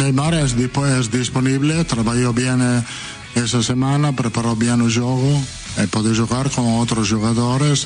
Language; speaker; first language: Portuguese; non-native, fluent; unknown